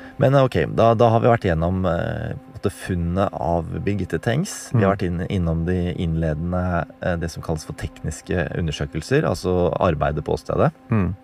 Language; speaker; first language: Norwegian; native; Norwegian